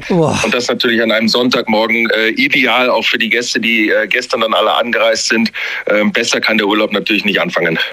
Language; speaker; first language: German; native; German